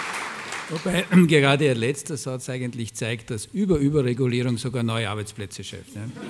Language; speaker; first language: German; native; German